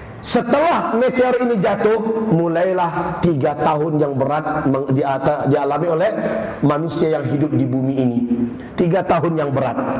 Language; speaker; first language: Indonesian; non-native, local second language; Minangkabau